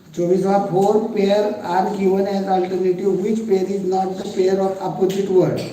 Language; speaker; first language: English; non-native, local second language; Marathi